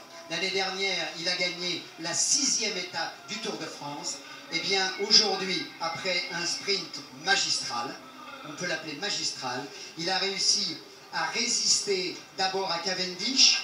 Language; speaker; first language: French; native; French